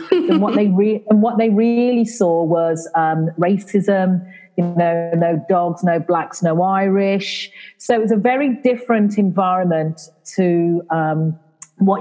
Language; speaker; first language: English; native; English